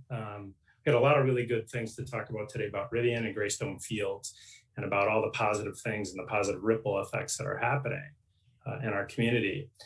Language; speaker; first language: English; native; English